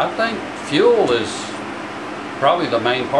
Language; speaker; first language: English; native; English